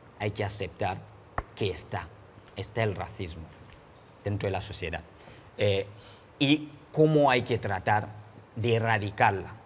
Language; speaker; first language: Spanish; non-native, fluent; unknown